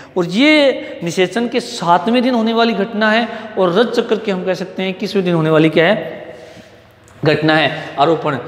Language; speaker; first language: Hindi; native; Hindi